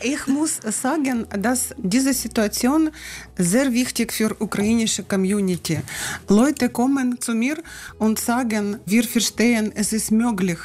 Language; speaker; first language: German; non-native, learner; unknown